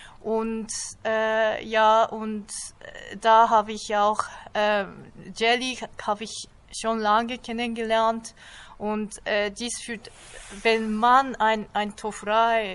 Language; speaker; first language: German; non-native, fluent; Japanese